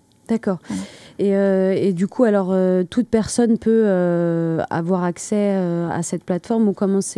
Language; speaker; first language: French; native; French